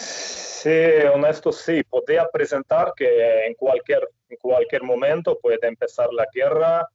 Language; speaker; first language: Spanish; non-native, fluent; Russian